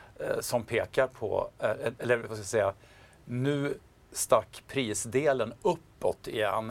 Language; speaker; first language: Swedish; native; Swedish